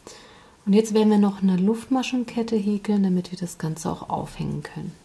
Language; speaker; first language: German; native; German